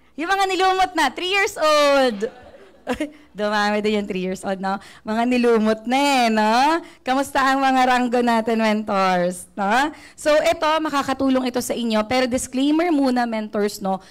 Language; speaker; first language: Filipino; native; Filipino